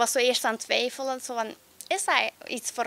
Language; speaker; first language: Dutch; early bilingual, other home language; Albanian